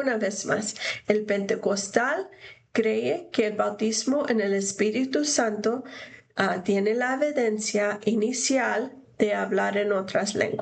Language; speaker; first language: Spanish; non-native, fluent; English